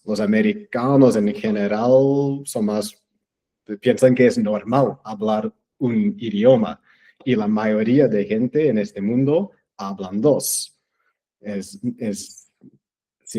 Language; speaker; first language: Spanish; non-native, fluent; English